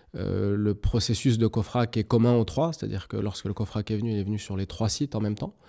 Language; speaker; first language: French; native; French